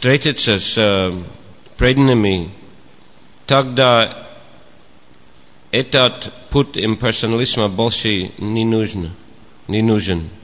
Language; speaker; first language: Russian; non-native, fluent; English